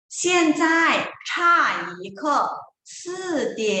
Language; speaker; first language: Chinese; non-native, fluent; Thai